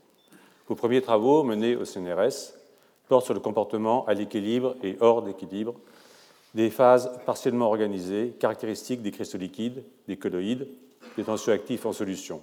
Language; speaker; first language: French; native; French